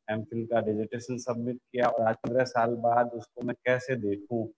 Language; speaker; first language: Hindi; native; Hindi